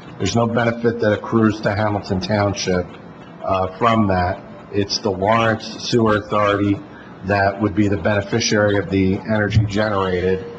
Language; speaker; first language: English; native; English